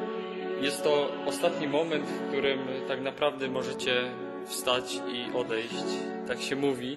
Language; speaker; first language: Polish; native; Polish